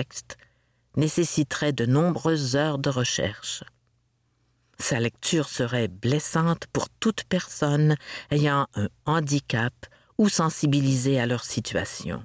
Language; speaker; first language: French; native; French